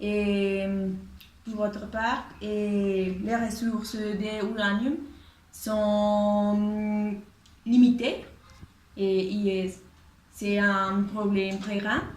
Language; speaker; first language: French; non-native, learner; Spanish